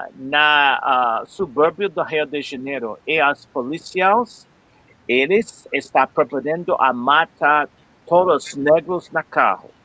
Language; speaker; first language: Portuguese; non-native, learner; English